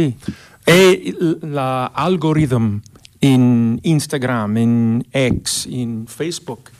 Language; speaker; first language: Spanish; non-native, fluent; English